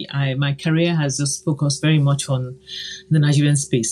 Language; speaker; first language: English; non-native, local second language; Yoruba